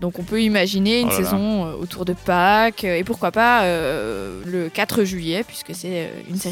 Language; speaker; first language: French; native; French